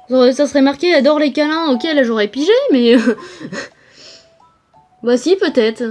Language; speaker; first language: French; native; French